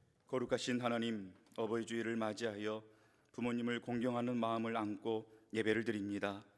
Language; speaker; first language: Korean; native; Korean